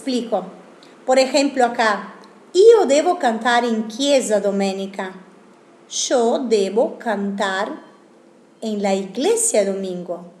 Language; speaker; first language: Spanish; non-native, fluent; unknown